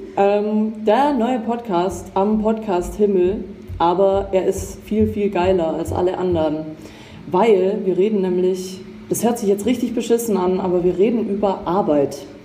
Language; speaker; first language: German; early bilingual, other home language; Croatian